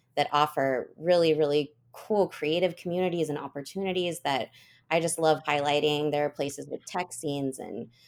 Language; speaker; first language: English; native; English